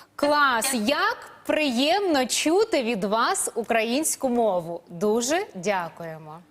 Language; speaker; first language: Ukrainian; native; Ukrainian